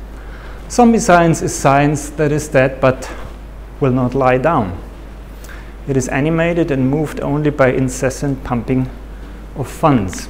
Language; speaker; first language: English; non-native, fluent; German